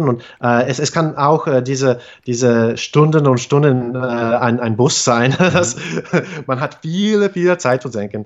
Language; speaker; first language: German; non-native, fluent; English